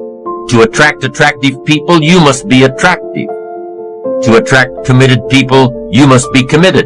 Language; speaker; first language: English; native; English